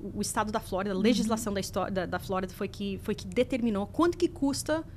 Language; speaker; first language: Portuguese; early bilingual, heritage; English